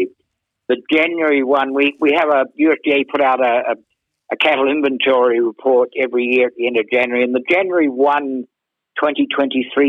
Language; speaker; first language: English; native; English